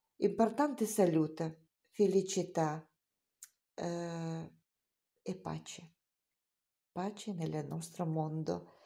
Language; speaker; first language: Italian; non-native, learner; Romanian